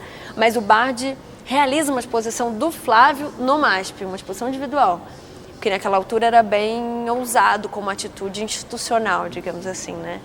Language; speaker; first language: Portuguese; native; Portuguese